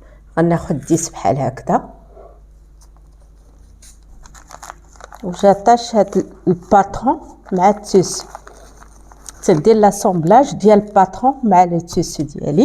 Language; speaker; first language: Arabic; native; Arabic